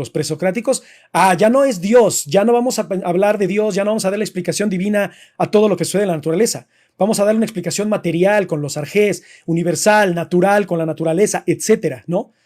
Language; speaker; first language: Spanish; native; Spanish